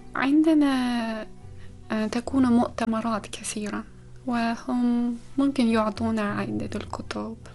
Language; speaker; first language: Arabic; non-native, fluent; Uzbek